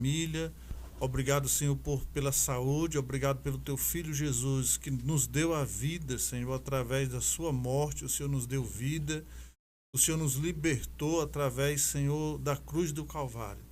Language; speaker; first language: Portuguese; native; Portuguese